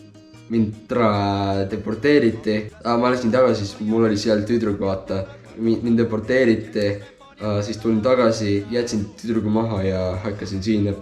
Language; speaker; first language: Estonian; non-native, fluent; Spanish